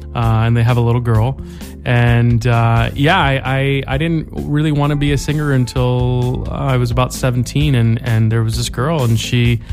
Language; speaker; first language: English; native; English